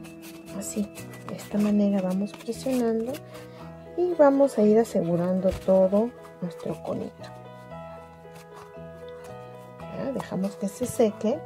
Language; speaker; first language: Spanish; native; Spanish